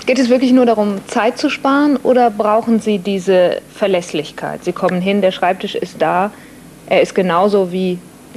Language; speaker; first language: German; native; German